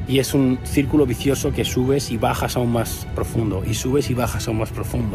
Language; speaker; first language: Spanish; native; Spanish